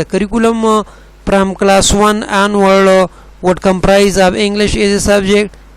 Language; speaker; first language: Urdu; non-native, local second language; Pashto